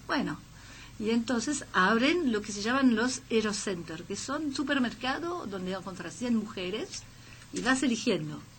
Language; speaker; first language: Spanish; non-native, fluent; French